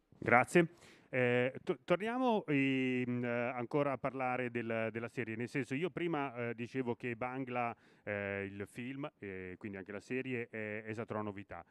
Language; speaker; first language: Italian; native; Italian